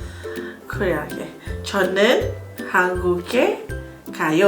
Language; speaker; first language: Korean; non-native, learner; Malay